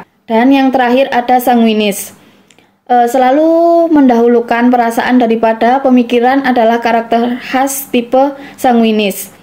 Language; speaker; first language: Indonesian; native; Indonesian